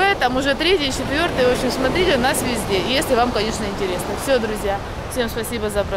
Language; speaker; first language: Russian; native; Russian